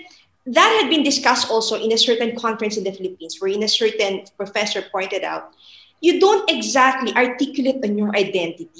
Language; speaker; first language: English; non-native, local second language; Filipino